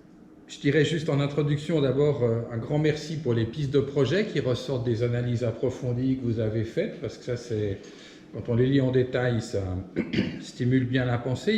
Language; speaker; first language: French; native; French